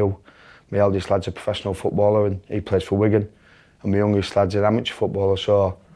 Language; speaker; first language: English; native; English